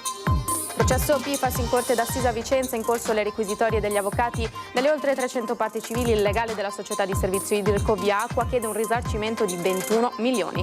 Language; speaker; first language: Italian; native; Italian